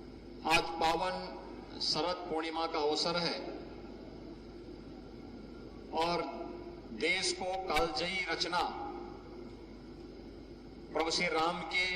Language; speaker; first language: Hindi; native; Hindi